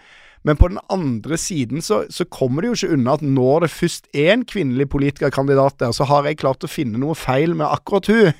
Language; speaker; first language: Norwegian; native; Norwegian